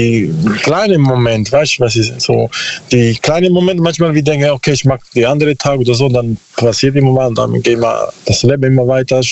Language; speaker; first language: German; non-native, learner; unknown